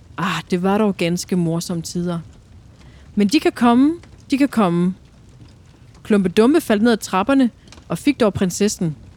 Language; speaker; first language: Danish; native; Danish